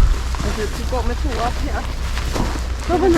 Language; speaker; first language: Danish; non-native, local second language; Kalaallisut